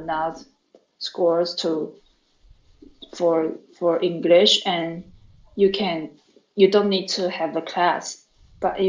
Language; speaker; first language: English; non-native, learner; Chinese